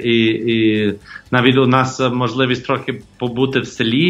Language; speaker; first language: Ukrainian; non-native, fluent; English